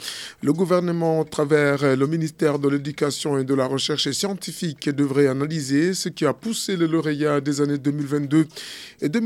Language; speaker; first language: French; non-native, local second language; Rundi